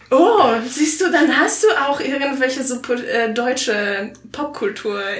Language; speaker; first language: German; non-native, fluent; Italian